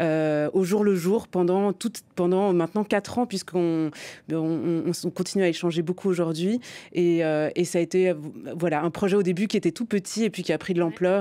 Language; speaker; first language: French; native; French